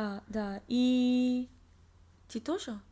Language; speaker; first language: Russian; non-native, learner; English